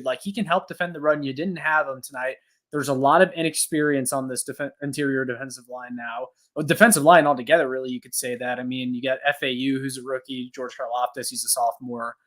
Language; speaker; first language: English; native; English